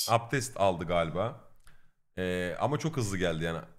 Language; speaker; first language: Turkish; native; Turkish